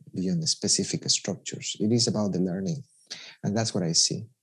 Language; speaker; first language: English; non-native, fluent; Spanish